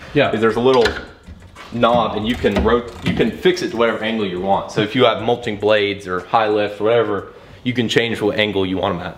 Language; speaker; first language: English; native; English